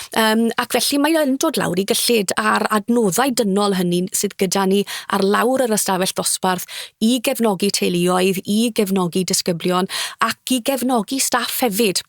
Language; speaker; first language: Welsh; native; Welsh